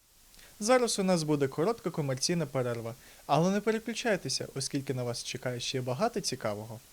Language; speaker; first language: Ukrainian; native; Ukrainian